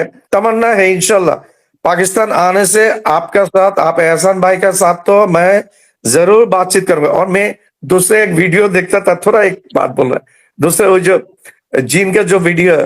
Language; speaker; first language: Hindi; non-native, learner; Bangla